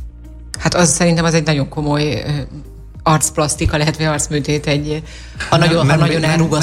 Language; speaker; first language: Hungarian; native; Hungarian